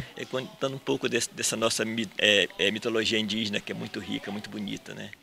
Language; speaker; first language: Portuguese; native; Portuguese